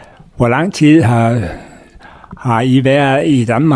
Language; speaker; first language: Danish; native; Danish